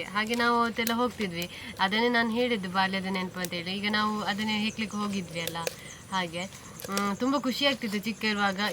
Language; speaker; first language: Kannada; non-native, local second language; Tulu